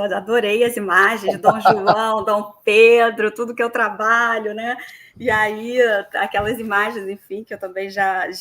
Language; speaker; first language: Portuguese; native; Portuguese